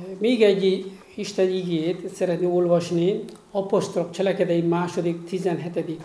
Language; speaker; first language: Hungarian; non-native, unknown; Korean